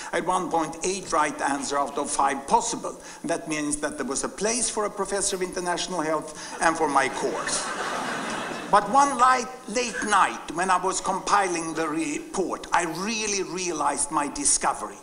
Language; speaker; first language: English; non-native, fluent; Swedish